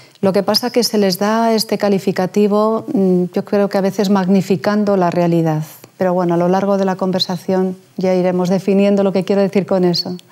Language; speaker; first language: Spanish; native; Spanish